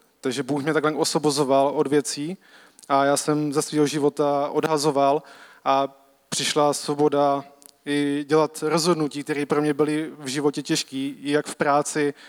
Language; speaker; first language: Czech; native; Czech